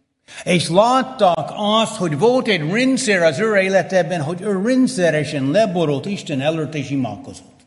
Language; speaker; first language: Hungarian; early bilingual, heritage; Hungarian